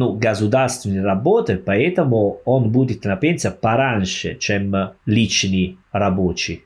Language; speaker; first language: Russian; non-native, learner; Italian